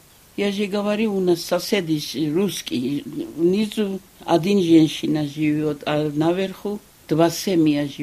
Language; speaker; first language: Russian; non-native, local second language; Georgian